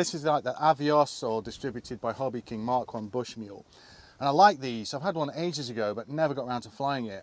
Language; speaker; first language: English; native; English